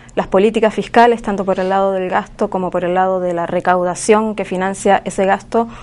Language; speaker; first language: Spanish; native; Spanish